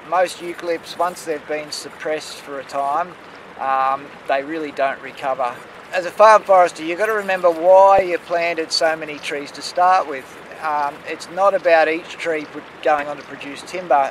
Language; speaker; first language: English; native; English